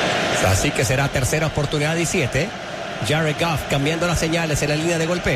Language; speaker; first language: Spanish; native; Spanish